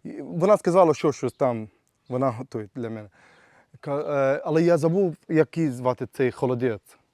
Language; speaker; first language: Ukrainian; non-native, learner; Arabic